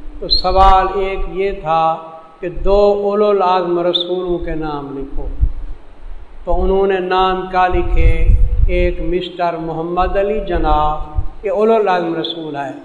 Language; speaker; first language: Urdu; non-native, local second language; Saraiki